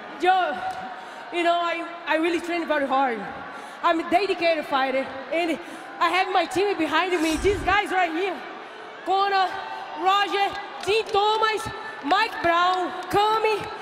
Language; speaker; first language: English; non-native, learner; Portuguese